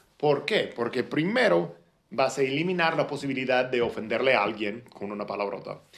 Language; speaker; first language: Spanish; non-native, fluent; English